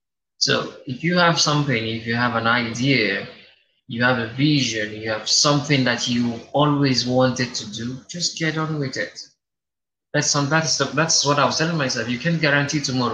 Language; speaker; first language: English; non-native, local second language; Igbo